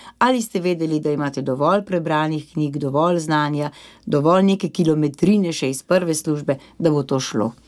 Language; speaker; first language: Slovenian; native; Slovenian